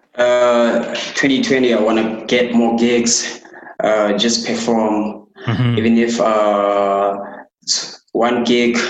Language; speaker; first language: English; non-native, local second language; Xhosa